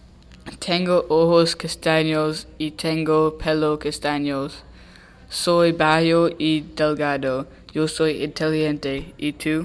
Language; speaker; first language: Spanish; non-native, learner; English